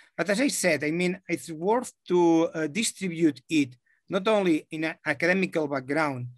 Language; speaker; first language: English; non-native, fluent; Catalan